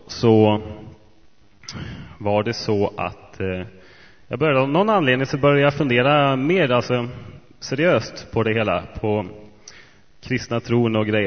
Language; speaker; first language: Swedish; native; Swedish